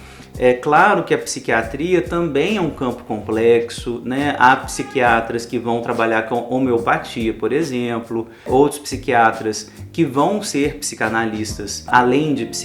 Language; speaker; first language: Portuguese; native; Portuguese